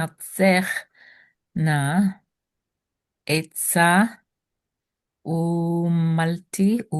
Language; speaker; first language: Hebrew; non-native, learner; English